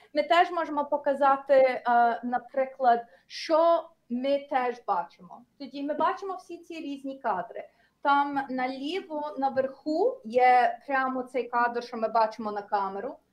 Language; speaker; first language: Ukrainian; early bilingual, heritage; Ukrainian